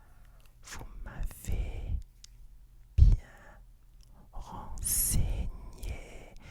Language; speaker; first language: French; non-native, fluent; English